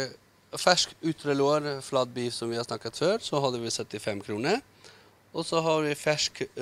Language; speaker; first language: Norwegian; non-native, learner; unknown